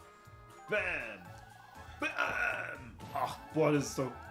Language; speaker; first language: German; native; German